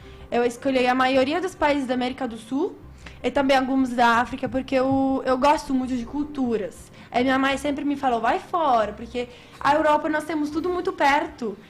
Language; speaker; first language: Portuguese; non-native, fluent; Italian